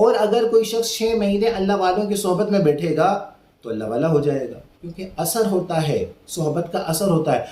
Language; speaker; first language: Urdu; non-native, local second language; Sindhi